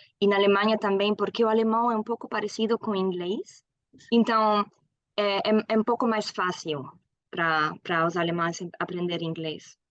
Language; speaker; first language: Portuguese; non-native, fluent; German